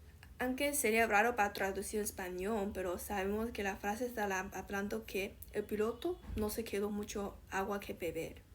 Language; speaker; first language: Spanish; non-native, fluent; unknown